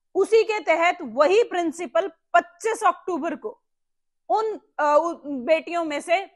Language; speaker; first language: Hindi; native; Hindi